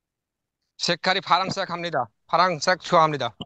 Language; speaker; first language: Korean; non-native, learner; Bangla